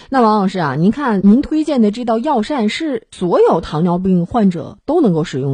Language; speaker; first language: Chinese; native; Chinese